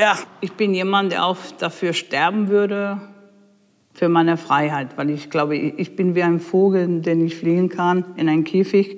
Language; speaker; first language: German; non-native, fluent; English